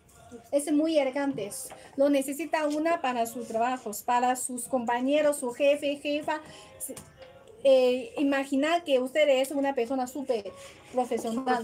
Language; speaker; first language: Spanish; non-native, learner; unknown